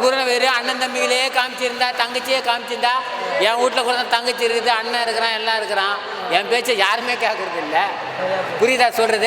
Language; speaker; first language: Tamil; native; Tamil